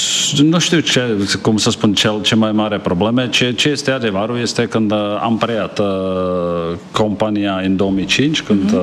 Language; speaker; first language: Romanian; non-native, fluent; Czech